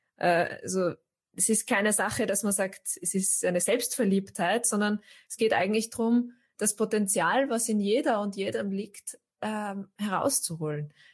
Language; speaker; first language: German; native; German